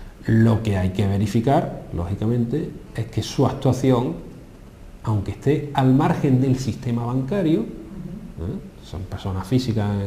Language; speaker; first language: Spanish; native; Spanish